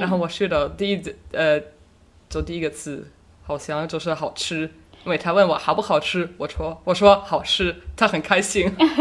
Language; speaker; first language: Chinese; non-native, fluent; German